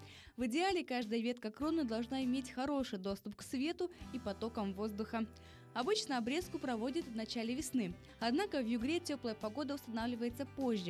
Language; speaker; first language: Russian; native; Russian